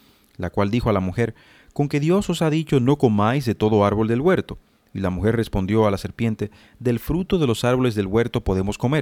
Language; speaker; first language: Spanish; native; Spanish